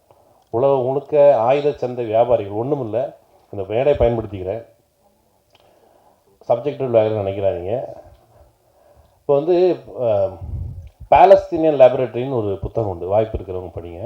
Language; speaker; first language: Tamil; native; Tamil